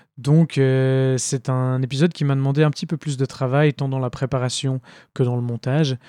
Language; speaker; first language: French; native; French